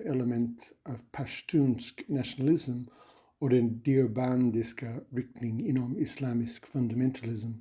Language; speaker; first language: Swedish; non-native, fluent; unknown